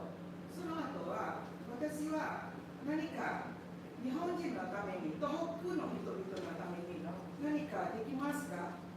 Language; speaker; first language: Japanese; non-native, learner; Indonesian